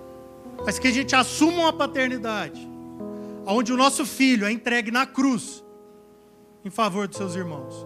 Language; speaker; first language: Portuguese; native; Portuguese